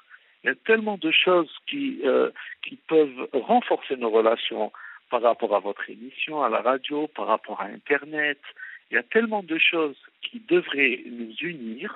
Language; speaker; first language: French; non-native, local second language; Arabic